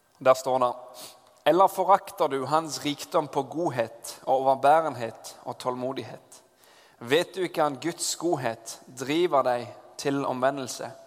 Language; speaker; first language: Norwegian; native; Norwegian